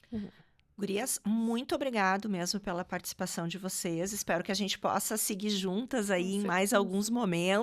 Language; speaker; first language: Portuguese; native; Portuguese